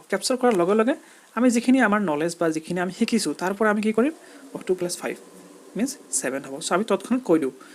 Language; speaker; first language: Assamese; native; Assamese